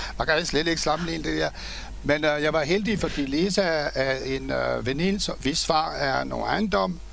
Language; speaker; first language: Danish; non-native, fluent; French